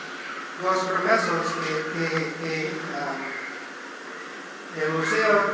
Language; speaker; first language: Spanish; non-native, learner; English